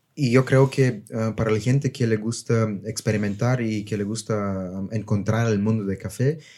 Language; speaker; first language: Spanish; non-native, fluent; Bulgarian